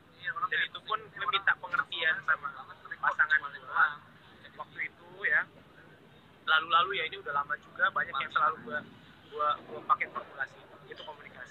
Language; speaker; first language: Indonesian; native; Indonesian